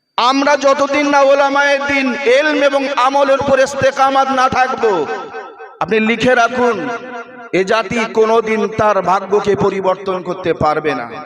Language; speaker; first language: Bangla; native; Bangla